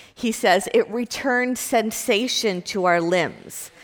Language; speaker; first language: English; native; English